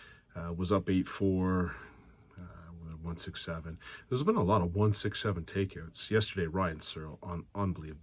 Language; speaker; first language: English; native; English